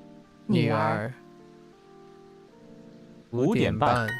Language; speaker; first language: Chinese; non-native, learner; English